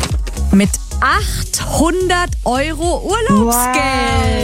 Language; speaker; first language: German; native; German